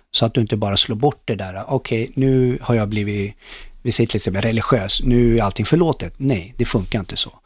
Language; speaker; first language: Swedish; early bilingual, other home language; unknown